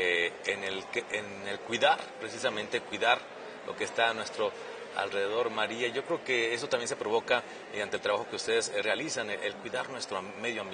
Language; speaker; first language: Spanish; native; Spanish